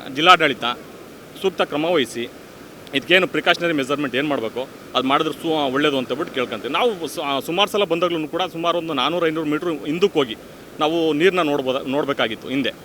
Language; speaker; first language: Kannada; native; Kannada